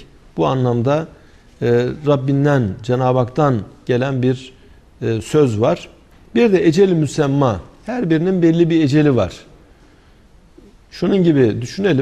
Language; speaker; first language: Turkish; native; Turkish